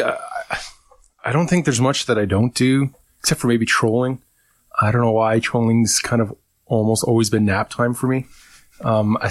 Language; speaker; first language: English; native; English